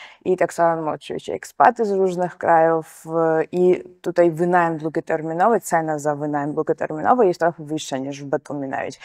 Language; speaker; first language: Polish; non-native, fluent; Georgian